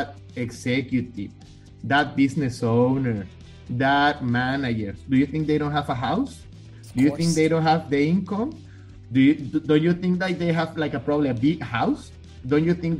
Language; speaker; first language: English; non-native, fluent; Spanish